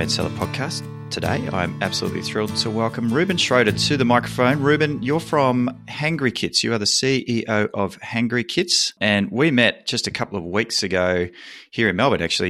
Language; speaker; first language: English; native; English